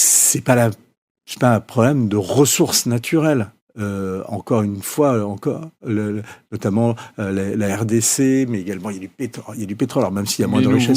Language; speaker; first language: French; native; French